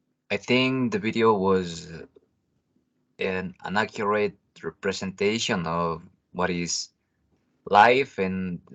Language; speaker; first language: English; non-native, learner; Spanish